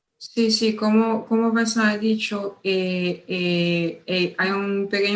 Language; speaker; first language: Spanish; non-native, fluent; French